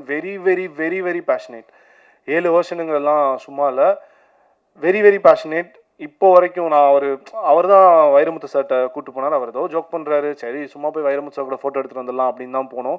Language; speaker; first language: Tamil; native; Tamil